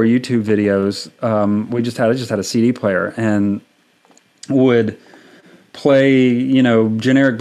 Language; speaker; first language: English; native; English